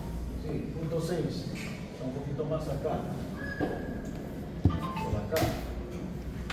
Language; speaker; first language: Spanish; native; Spanish